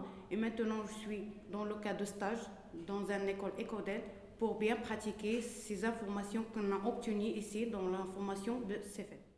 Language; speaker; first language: French; non-native, local second language; Arabic